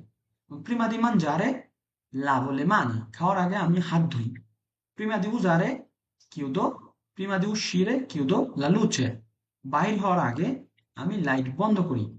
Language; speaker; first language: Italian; non-native, fluent; Bangla